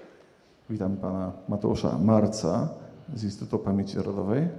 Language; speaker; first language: Polish; native; Polish